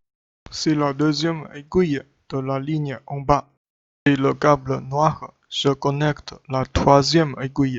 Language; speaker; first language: French; non-native, learner; Chinese